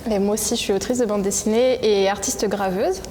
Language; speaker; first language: French; native; French